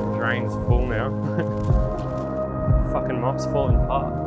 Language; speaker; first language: English; native; English